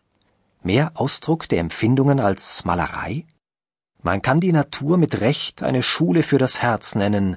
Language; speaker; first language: German; native; German